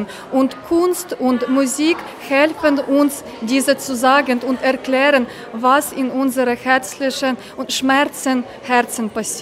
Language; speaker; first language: German; non-native, learner; Ukrainian